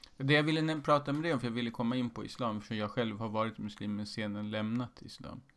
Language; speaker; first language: Swedish; native; Swedish